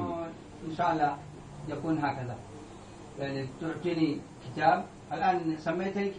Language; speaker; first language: Arabic; non-native, fluent; Morisyen